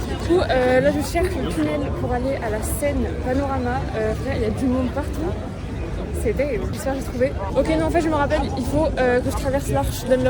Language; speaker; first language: French; native; French